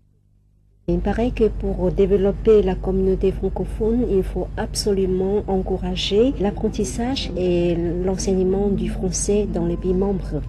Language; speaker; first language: French; non-native, fluent; Vietnamese